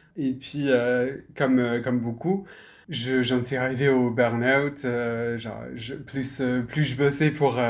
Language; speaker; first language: French; non-native, fluent; English